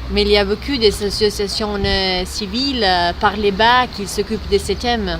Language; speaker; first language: French; non-native, learner; Italian